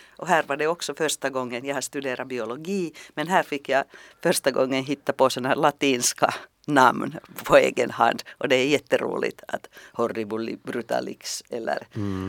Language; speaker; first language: Swedish; non-native, fluent; Finnish